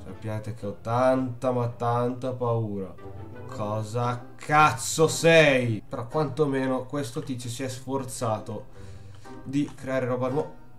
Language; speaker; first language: Italian; native; Italian